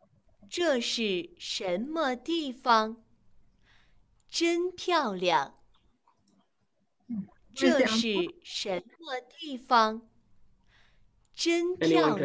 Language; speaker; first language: Chinese; non-native, learner; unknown